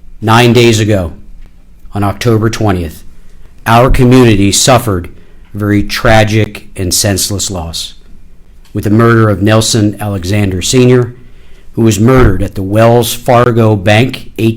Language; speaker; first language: English; native; English